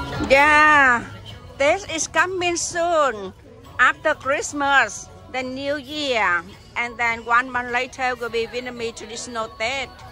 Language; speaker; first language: English; non-native, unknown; Vietnamese